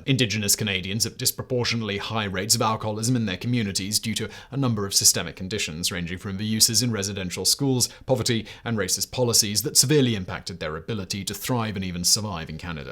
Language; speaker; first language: English; native; English